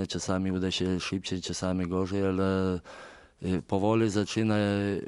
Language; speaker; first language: Polish; non-native, fluent; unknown